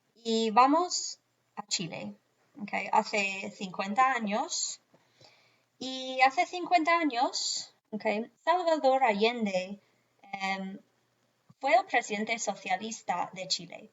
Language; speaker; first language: Spanish; non-native, fluent; English